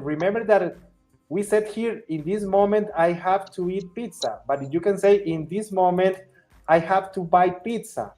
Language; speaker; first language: English; non-native, fluent; Spanish